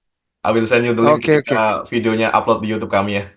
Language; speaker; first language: Indonesian; native; Indonesian